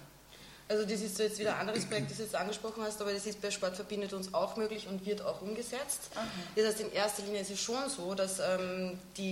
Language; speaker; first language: German; native; German